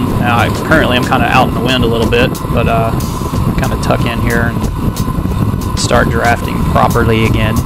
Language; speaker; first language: English; native; English